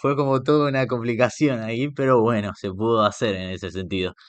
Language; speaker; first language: Spanish; native; Spanish